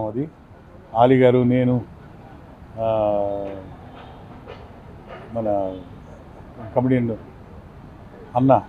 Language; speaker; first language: Telugu; native; Telugu